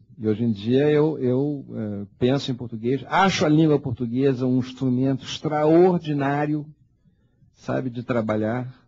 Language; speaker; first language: Portuguese; early bilingual, heritage; Portuguese